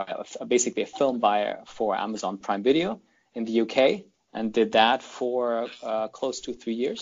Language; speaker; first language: English; non-native, fluent; German